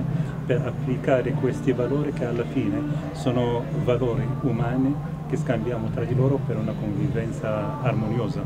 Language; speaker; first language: Italian; non-native, fluent; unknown